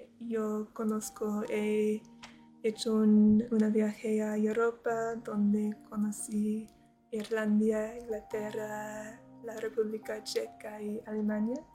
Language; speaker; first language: Spanish; non-native, learner; English